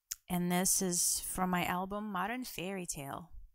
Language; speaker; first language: English; non-native, fluent; Russian